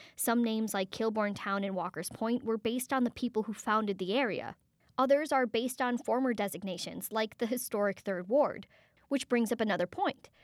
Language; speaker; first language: English; native; English